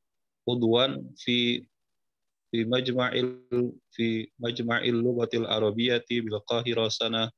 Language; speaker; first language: Arabic; non-native, learner; Indonesian